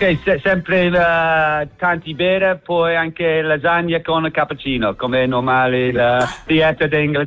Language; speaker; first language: Italian; non-native, learner; English